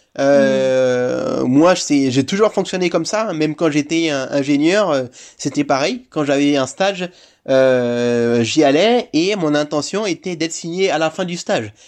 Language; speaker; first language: French; native; French